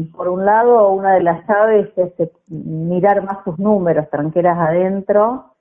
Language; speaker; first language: Spanish; native; Spanish